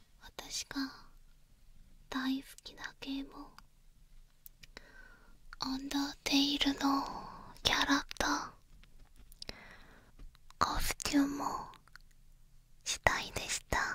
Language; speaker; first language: Japanese; non-native, learner; Korean